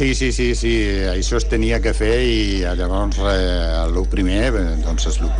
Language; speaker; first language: Catalan; non-native, local second language; Spanish